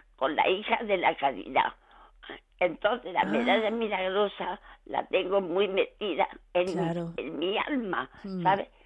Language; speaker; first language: Spanish; native; Spanish